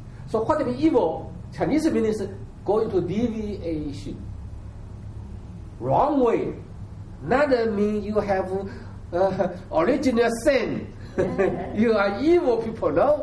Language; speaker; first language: English; non-native, learner; Chinese